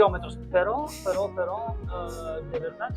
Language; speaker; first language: Spanish; non-native, learner; Italian